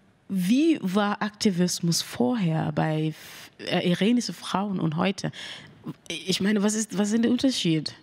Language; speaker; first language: German; non-native, learner; Mandingo